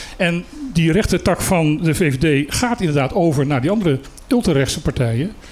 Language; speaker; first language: Dutch; native; Dutch